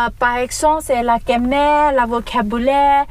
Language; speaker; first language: French; non-native, learner; Thai